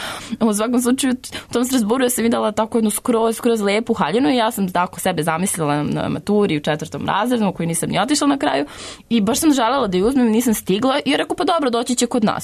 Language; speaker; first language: Serbian; native; Serbian